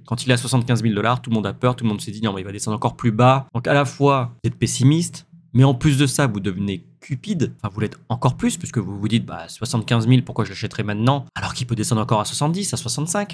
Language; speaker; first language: French; native; French